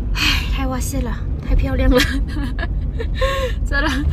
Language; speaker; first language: Chinese; non-native, fluent; Lao